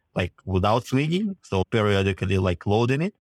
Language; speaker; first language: English; non-native, fluent; Russian